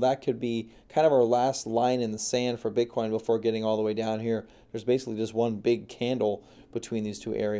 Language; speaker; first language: English; native; English